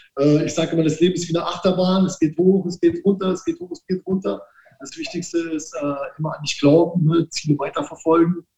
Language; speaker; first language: German; early bilingual, other home language; Italian